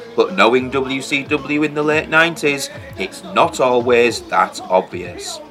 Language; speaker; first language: English; native; English